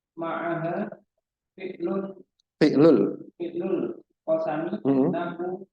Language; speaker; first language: Arabic; non-native, learner; Indonesian